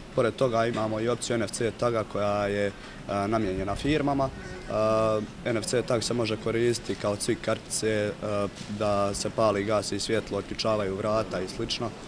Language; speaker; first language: Croatian; native; Croatian